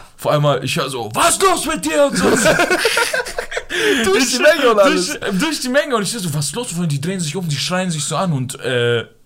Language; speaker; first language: German; early bilingual, other home language; Persian